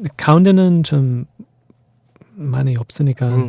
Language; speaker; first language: Korean; non-native, fluent; English